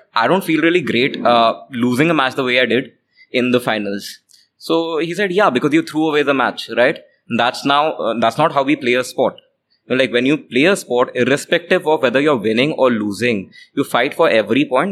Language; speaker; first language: English; non-native, local second language; Hindi